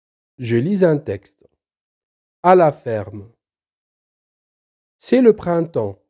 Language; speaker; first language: French; non-native, local second language; Arabic